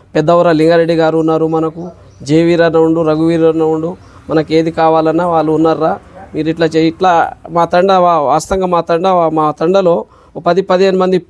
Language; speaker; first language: Telugu; non-native, local second language; Lambadi